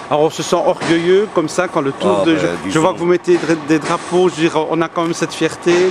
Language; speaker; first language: French; native; French